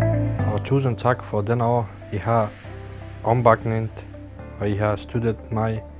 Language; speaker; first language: Danish; non-native, learner; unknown